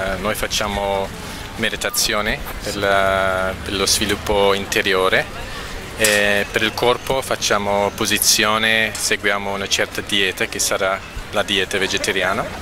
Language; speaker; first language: Italian; non-native, fluent; English